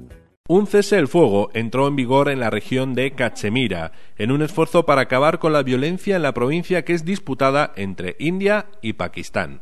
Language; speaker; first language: Spanish; native; Spanish